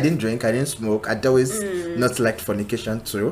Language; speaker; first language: English; non-native, local second language; Yoruba